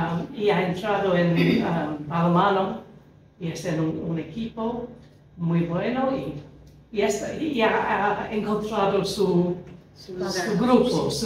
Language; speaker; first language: Spanish; non-native, fluent; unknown